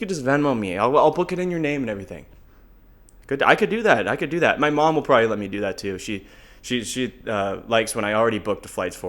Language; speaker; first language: English; native; English